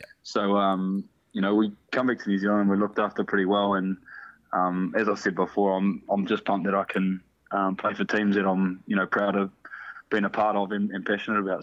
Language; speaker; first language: English; native; English